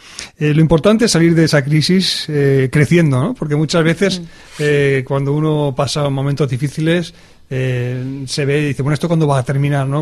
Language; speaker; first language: Spanish; native; Spanish